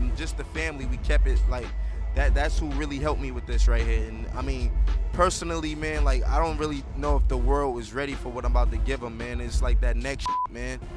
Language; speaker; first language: English; native; English